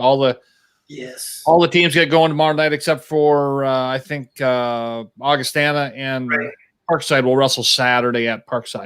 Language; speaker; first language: English; native; English